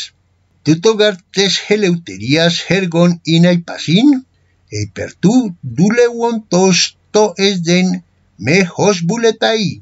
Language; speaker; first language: Greek; non-native, fluent; Spanish